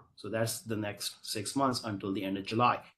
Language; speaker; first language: English; native; English